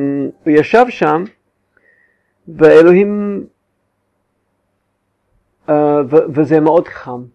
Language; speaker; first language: Hebrew; non-native, fluent; English